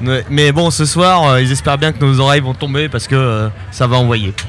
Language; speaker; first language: French; native; French